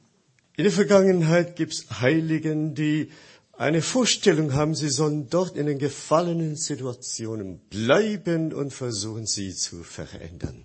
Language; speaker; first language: German; non-native, fluent; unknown